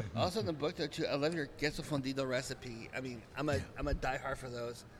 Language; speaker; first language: English; native; English